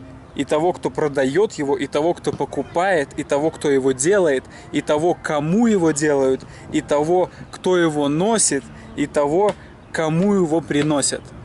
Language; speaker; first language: Russian; native; Russian